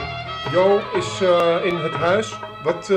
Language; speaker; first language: Dutch; native; Dutch